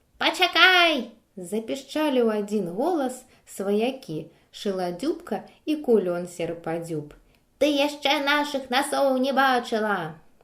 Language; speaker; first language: Belarusian; non-native, local second language; Russian